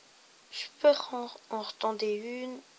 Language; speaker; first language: French; native; French